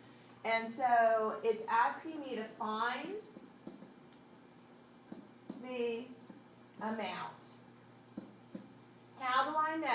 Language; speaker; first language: English; native; English